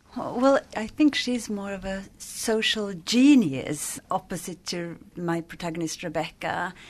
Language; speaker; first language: English; non-native, fluent; Swedish